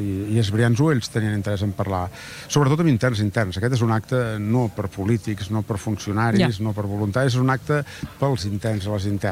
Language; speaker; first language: Catalan; native; Catalan